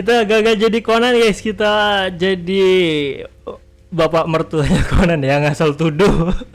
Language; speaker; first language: Indonesian; native; Indonesian